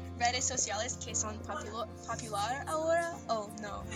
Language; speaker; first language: Spanish; non-native, learner; English